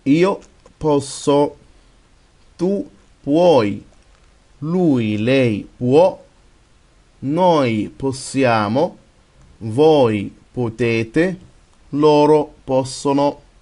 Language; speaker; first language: Italian; non-native, fluent; Arabic